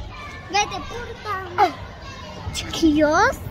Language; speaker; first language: Turkish; early bilingual, heritage; Turkish